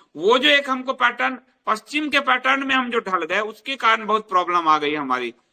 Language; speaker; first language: Hindi; native; Hindi